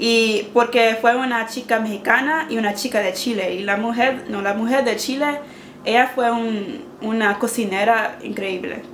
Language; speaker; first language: Spanish; non-native, learner; English